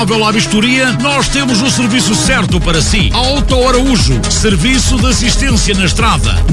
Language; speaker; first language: Portuguese; native; Portuguese